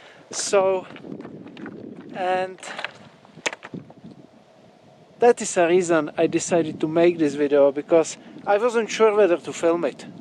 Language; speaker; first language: English; non-native, fluent; Czech